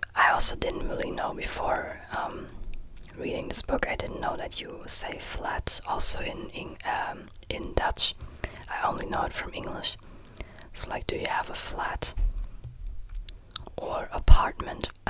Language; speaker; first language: English; non-native, fluent; German